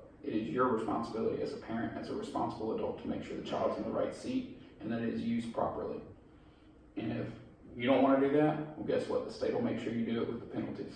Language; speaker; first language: English; native; English